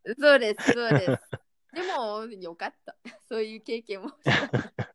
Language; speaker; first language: Japanese; non-native, fluent; Malay